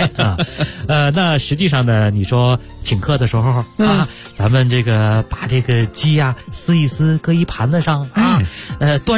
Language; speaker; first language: Chinese; native; Chinese